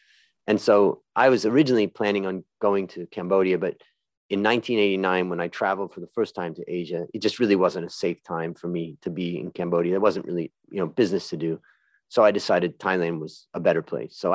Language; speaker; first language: English; native; English